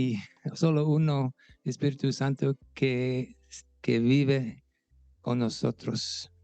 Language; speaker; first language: Spanish; non-native, local second language; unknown